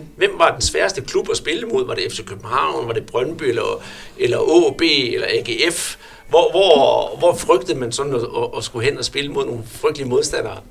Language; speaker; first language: Danish; native; Danish